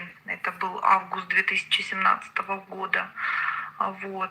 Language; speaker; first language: Russian; native; Russian